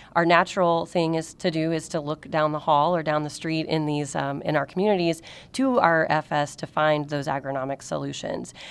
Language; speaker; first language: English; native; English